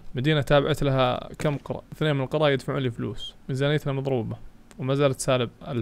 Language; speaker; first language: Arabic; native; Arabic